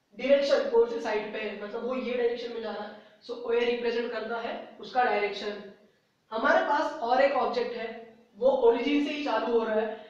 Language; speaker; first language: Hindi; native; Hindi